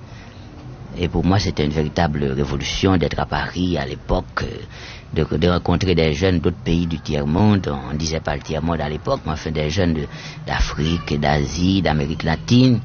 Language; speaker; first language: French; non-native, local second language; Haitian Creole